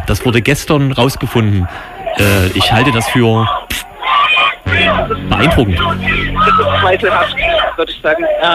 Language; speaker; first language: German; native; German